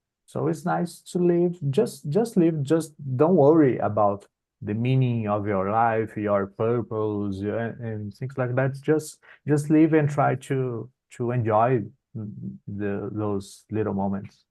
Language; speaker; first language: English; non-native, fluent; Portuguese